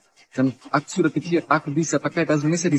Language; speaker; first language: Indonesian; non-native, learner; English